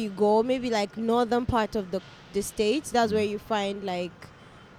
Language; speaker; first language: English; non-native, local second language; Hausa